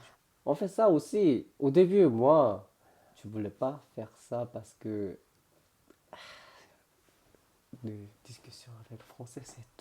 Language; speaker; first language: French; non-native, learner; Korean